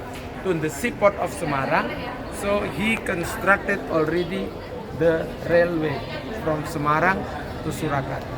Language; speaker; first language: English; non-native, learner; Indonesian